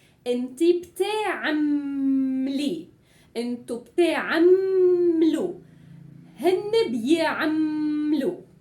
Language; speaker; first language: Arabic; native; Arabic